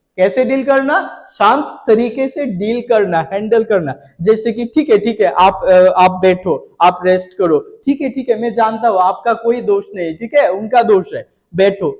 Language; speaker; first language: Hindi; non-native, local second language; Bangla